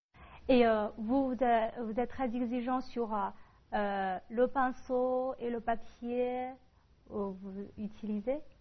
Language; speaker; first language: French; non-native, fluent; Chinese